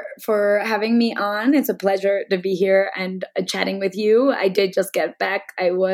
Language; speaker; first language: English; native; English